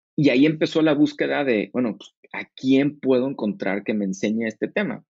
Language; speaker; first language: Spanish; native; Spanish